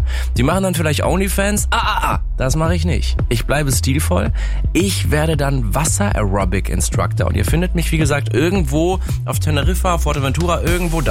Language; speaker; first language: German; native; German